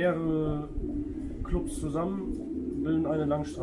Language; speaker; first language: German; native; German